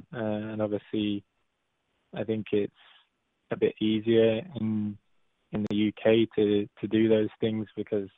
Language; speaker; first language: English; native; English